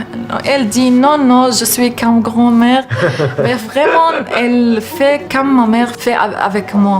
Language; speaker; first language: French; non-native, learner; Arabic